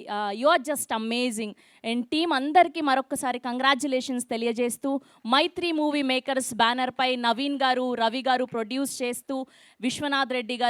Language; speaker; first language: Telugu; native; Telugu